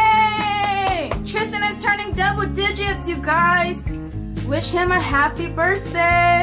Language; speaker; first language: English; native; English